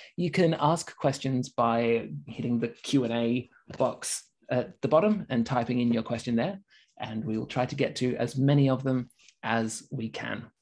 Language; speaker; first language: English; native; English